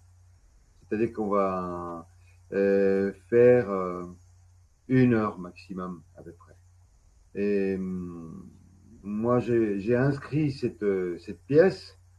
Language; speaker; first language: French; non-native, fluent; Spanish